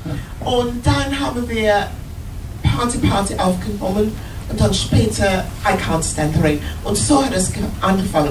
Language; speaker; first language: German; non-native, learner; English